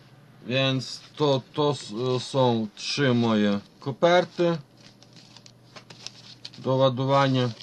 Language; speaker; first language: Polish; non-native, fluent; Ukrainian